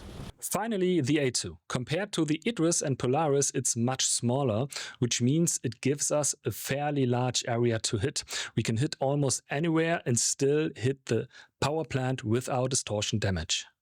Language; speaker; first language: English; non-native, fluent; German